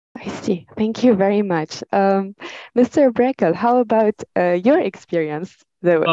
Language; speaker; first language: English; non-native, fluent; Arabic